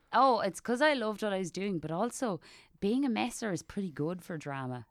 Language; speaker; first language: English; native; English